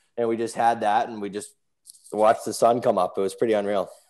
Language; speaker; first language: English; native; English